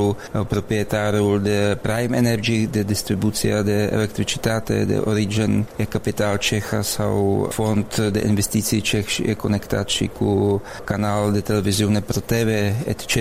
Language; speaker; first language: Romanian; non-native, learner; Czech